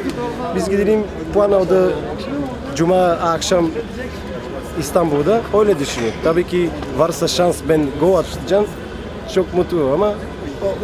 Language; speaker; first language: Turkish; non-native, learner; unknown